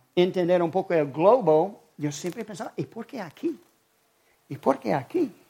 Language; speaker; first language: Spanish; non-native, fluent; English